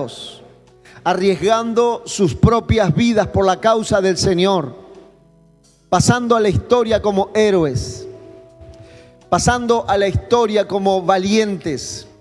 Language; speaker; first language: Spanish; native; Spanish